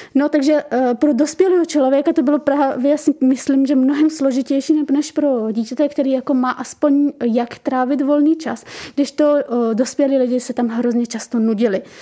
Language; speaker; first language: Czech; early bilingual, other home language; Persian